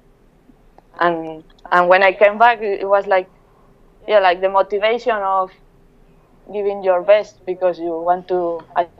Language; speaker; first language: English; non-native, fluent; Spanish